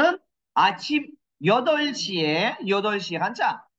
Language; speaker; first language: Korean; non-native, fluent; Kyrgyz